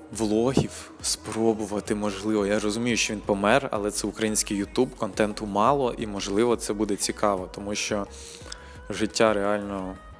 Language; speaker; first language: Ukrainian; non-native, local second language; Russian